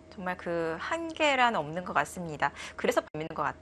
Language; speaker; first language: Korean; native; Korean